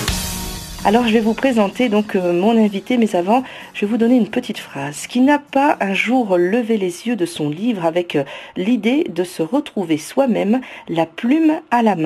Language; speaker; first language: French; native; French